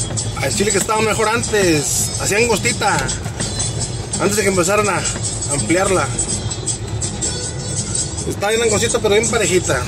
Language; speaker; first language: Spanish; native; Spanish